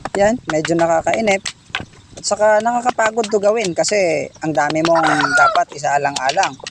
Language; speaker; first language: Filipino; non-native, local second language; Cebuano